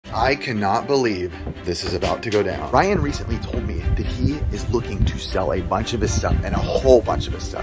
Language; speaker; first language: English; native; English